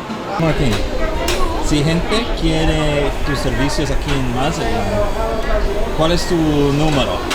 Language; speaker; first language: Spanish; non-native, learner; English